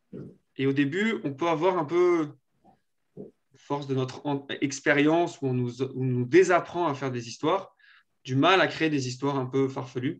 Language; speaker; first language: French; native; French